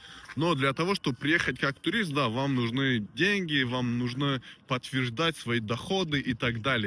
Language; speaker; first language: Russian; non-native, local second language; Tajik